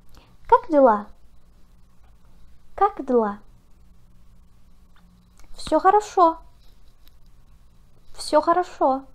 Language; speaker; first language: Russian; non-native, learner; Portuguese